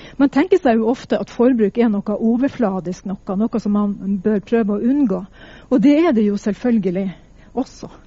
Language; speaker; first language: Norwegian; native; Norwegian